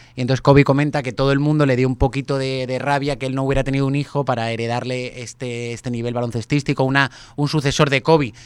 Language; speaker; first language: Spanish; native; Spanish